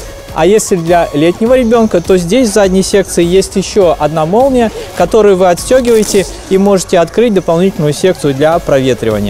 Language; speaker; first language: Russian; native; Russian